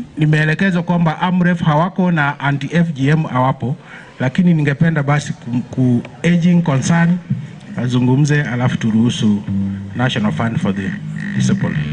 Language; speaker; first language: Swahili; non-native, local second language; Gusii